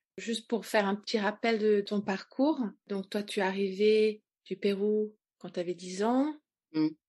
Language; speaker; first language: French; native; French